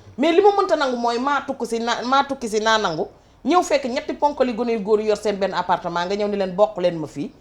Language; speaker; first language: Wolof; native; Wolof